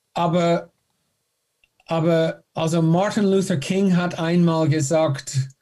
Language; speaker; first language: German; non-native, fluent; English